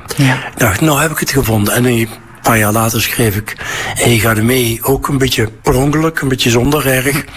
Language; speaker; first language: Dutch; native; Dutch